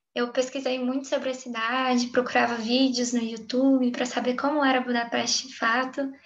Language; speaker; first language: Portuguese; native; Portuguese